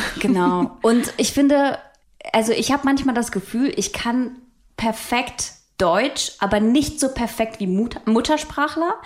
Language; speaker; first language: German; non-native, fluent; Russian